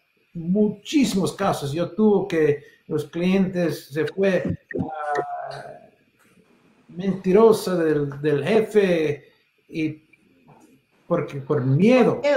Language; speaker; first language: Spanish; non-native, fluent; English